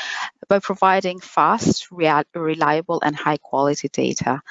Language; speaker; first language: English; non-native, fluent; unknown